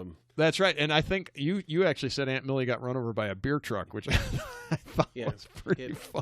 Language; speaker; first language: English; native; English